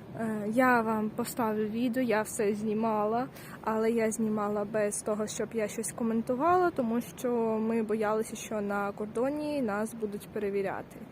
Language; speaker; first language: Ukrainian; native; Ukrainian